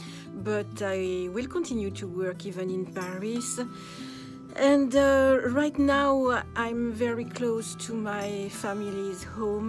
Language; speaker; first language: English; non-native, fluent; French